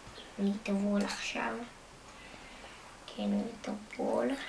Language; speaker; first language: Russian; early bilingual, heritage; Russian